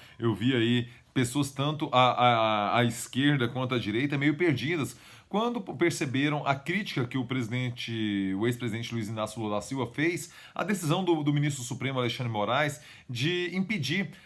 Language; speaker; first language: Portuguese; native; Portuguese